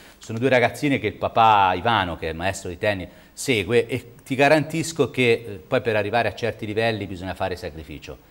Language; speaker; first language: Italian; native; Italian